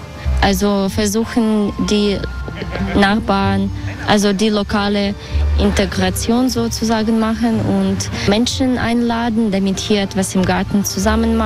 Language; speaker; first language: German; non-native, fluent; Russian